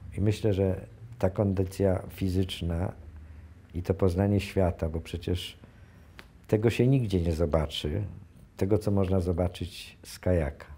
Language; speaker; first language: Polish; native; Polish